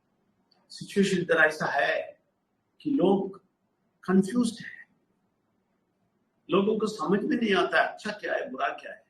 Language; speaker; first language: Hindi; non-native, local second language; Telugu